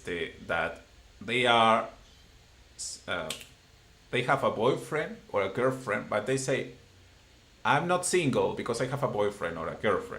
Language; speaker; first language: English; non-native, fluent; Spanish